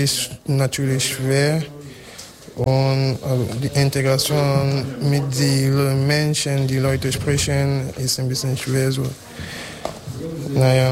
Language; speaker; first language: German; non-native, learner; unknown